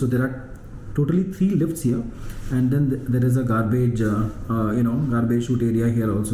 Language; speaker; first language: English; non-native, local second language; Hindi